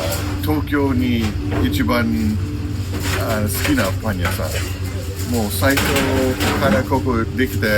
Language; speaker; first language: Japanese; non-native, fluent; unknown